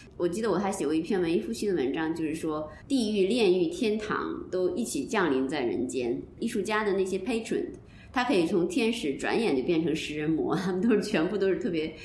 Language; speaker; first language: Chinese; native; Chinese